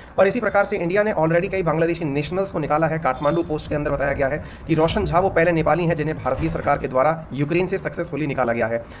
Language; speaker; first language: Hindi; native; Hindi